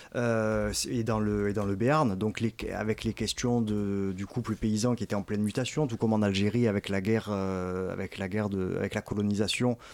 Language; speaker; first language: French; native; French